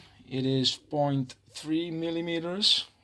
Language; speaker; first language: English; non-native, fluent; Dutch